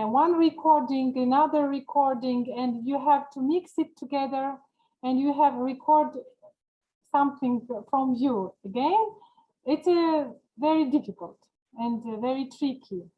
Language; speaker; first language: English; non-native, learner; Georgian